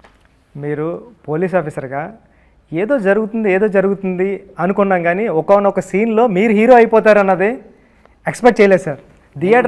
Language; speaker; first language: Telugu; native; Telugu